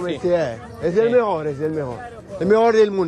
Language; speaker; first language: Spanish; non-native, learner; Arabic